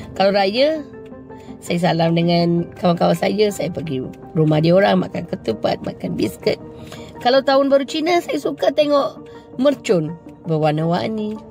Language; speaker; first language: Malay; non-native, local second language; Tamil